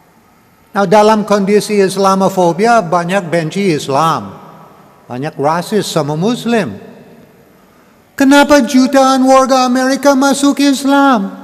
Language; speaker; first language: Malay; non-native, learner; English